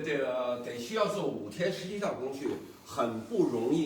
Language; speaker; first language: Chinese; native; Chinese